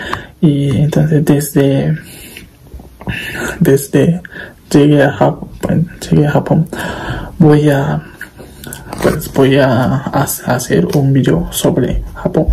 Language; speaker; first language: Spanish; non-native, learner; Japanese